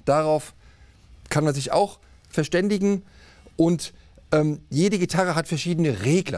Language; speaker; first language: German; native; German